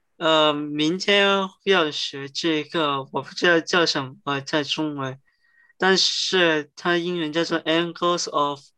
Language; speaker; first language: Chinese; early bilingual, heritage; Chinese